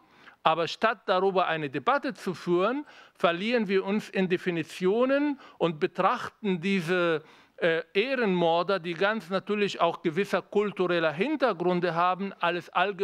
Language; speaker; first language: German; non-native, fluent; Arabic